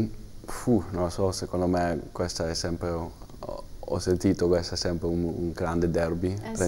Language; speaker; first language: Italian; non-native, learner; German